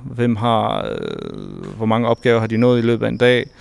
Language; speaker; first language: Danish; early bilingual, other home language; French